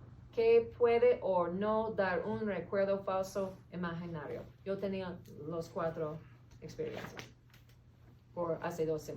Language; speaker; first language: Spanish; non-native, learner; English